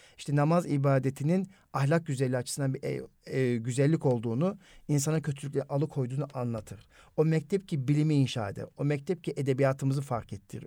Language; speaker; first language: Turkish; native; Turkish